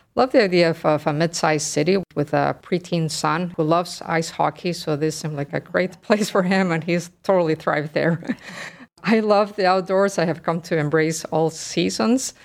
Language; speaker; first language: English; early bilingual, other home language; Spanish